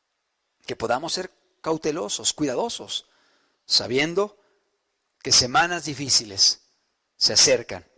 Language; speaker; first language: Spanish; native; Spanish